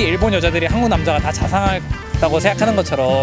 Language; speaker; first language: Korean; native; Korean